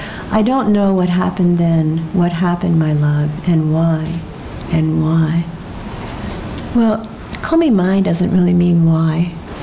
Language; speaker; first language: English; native; English